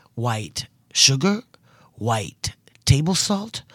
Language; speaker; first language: English; early bilingual, other home language; Italian